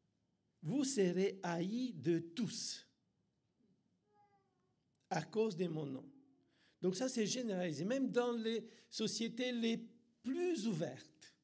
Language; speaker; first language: French; non-native, fluent; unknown